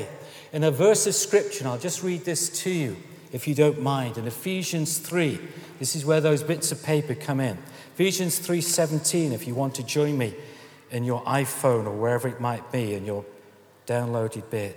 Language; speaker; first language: English; native; English